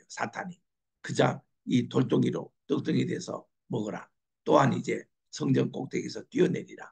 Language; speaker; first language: Korean; native; Korean